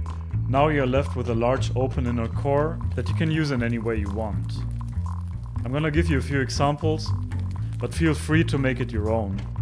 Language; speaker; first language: English; non-native, fluent; German